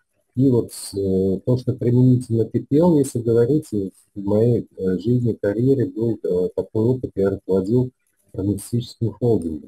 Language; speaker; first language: Russian; native; Russian